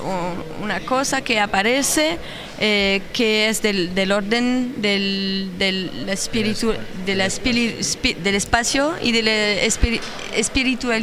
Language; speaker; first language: Spanish; non-native, learner; French